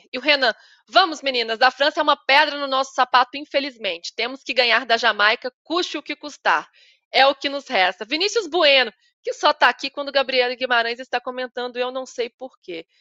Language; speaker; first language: Portuguese; native; Portuguese